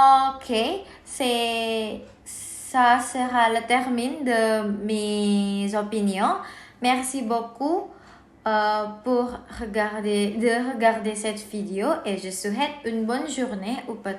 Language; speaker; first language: French; non-native, learner; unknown